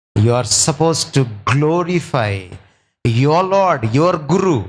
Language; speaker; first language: English; non-native, local second language; Telugu